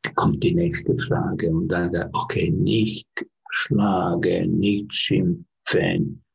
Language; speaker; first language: German; non-native, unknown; Finnish